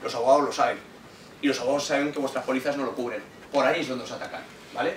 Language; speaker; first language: Spanish; native; Spanish